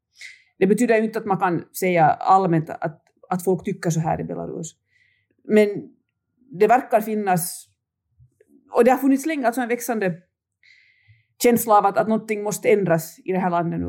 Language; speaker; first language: Swedish; native; Swedish